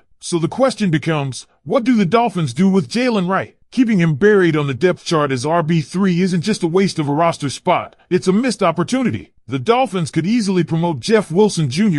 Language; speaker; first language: English; native; English